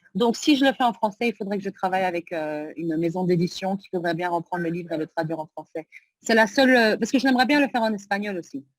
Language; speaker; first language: French; early bilingual, other home language; Arabic